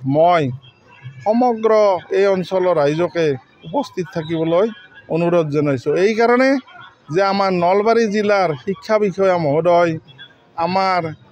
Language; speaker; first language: Assamese; native; Assamese